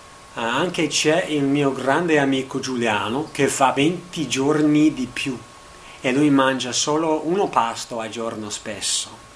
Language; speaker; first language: Italian; non-native, learner; English